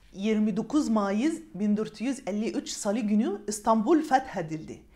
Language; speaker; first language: Turkish; non-native, fluent; Arabic